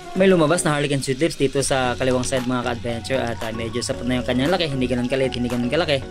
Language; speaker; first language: Filipino; non-native, local second language; Cebuano